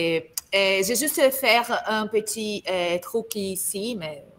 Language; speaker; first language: French; non-native, learner; Portuguese